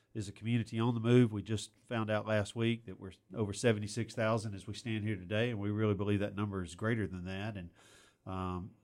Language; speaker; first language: English; native; English